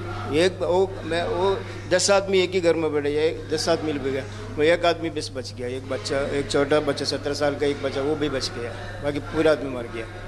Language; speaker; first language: Hindi; non-native, local second language; Malayalam